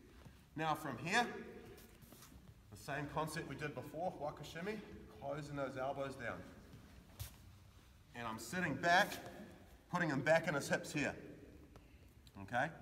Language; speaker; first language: English; native; English